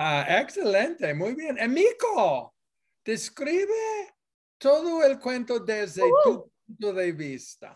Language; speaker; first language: Spanish; non-native, fluent; English